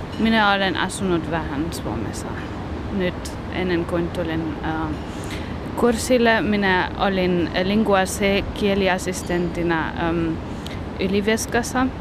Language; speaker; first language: Finnish; non-native, learner; German